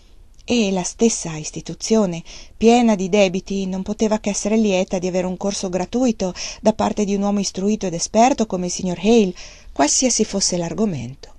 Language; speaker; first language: Italian; native; Italian